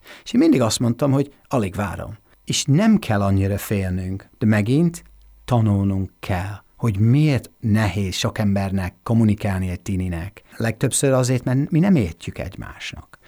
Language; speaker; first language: Hungarian; non-native, fluent; English